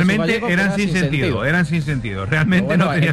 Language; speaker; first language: Spanish; native; Spanish